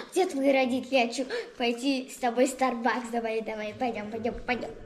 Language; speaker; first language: Russian; early bilingual, heritage; Russian